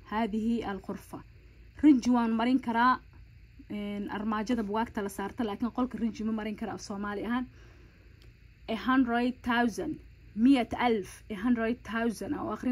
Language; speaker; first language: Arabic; non-native, local second language; Somali